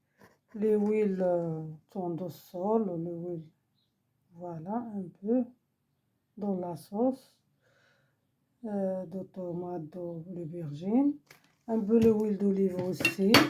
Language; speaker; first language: French; non-native, learner; Arabic